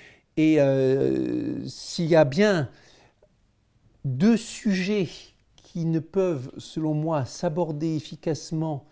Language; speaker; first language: French; native; French